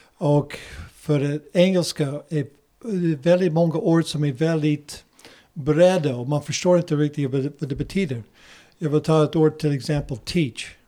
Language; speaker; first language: Swedish; non-native, fluent; English